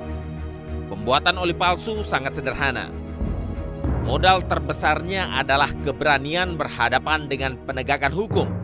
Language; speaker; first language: Indonesian; native; Indonesian